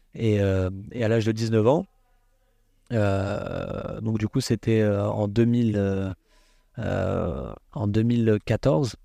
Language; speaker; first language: French; native; French